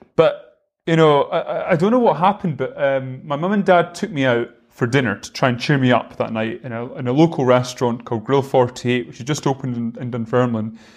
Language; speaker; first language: English; native; English